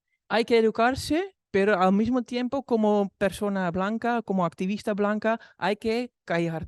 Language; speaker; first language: Spanish; non-native, fluent; Dutch